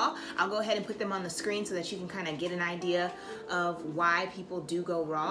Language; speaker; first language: English; native; English